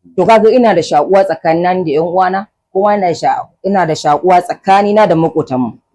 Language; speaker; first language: Hausa; native; Hausa